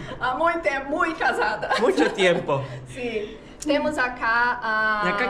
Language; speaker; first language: Spanish; non-native, learner; Portuguese